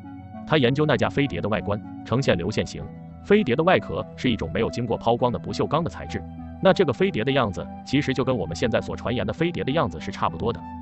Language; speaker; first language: Chinese; native; Chinese